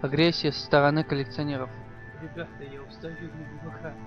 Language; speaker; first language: Russian; native; Russian